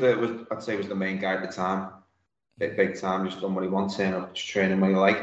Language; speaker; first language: English; native; English